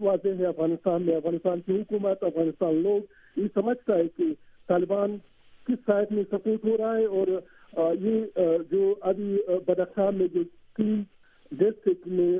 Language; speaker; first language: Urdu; non-native, learner; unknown